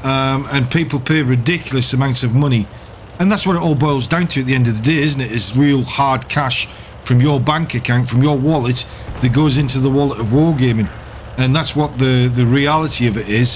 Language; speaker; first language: English; native; English